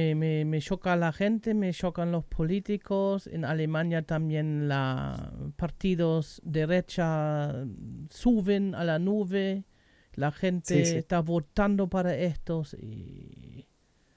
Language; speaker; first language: Spanish; non-native, learner; German